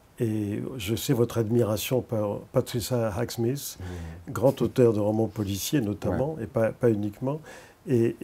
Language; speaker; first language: French; native; French